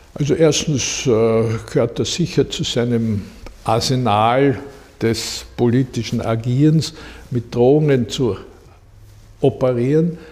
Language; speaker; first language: German; native; German